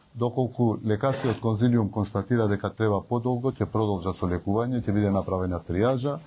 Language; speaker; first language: Macedonian; non-native, local second language; Albanian